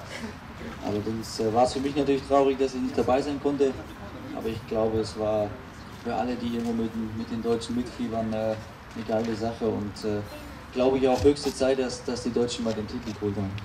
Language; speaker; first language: German; native; German